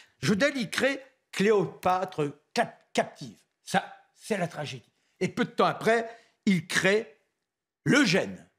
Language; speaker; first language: French; native; French